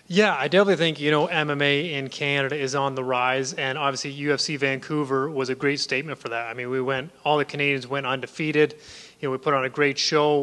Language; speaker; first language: English; native; English